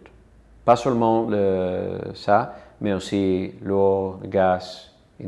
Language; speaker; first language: French; non-native, learner; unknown